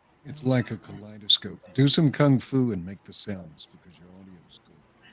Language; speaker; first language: English; native; English